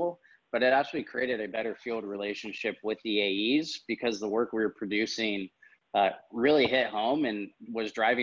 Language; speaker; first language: English; native; English